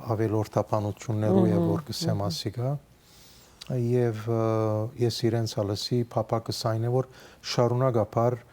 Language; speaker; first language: Armenian; early bilingual, heritage; Armenian